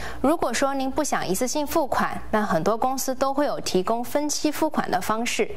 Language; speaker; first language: Chinese; native; Chinese